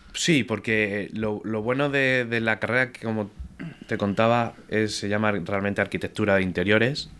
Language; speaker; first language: Spanish; native; Spanish